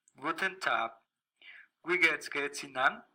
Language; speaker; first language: German; non-native, learner; Spanish